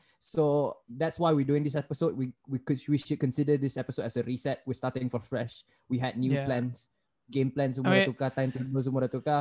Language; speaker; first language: English; non-native, local second language; Malay